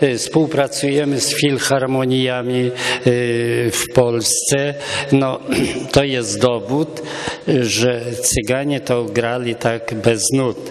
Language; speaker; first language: Polish; non-native, local second language; Romany